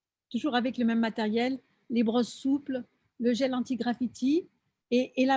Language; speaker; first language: French; native; French